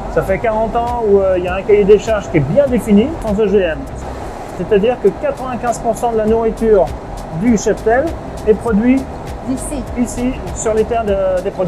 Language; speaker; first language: French; native; French